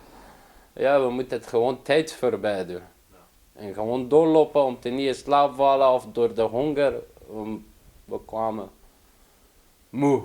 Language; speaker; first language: Dutch; non-native, learner; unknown